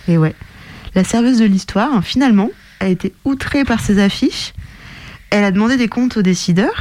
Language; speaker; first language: French; native; French